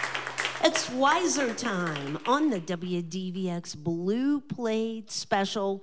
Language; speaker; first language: English; native; English